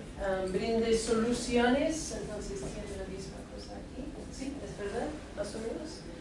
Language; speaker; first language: Spanish; non-native, fluent; English